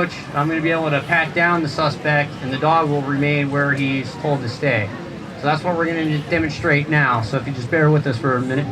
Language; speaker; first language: English; native; English